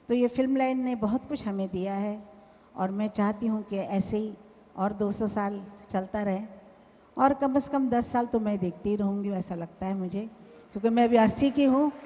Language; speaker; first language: Hindi; non-native, local second language; Marathi